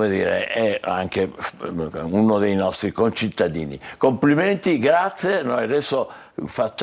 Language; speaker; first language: Italian; native; Italian